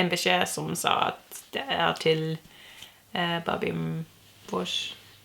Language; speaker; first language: Norwegian; non-native, learner; English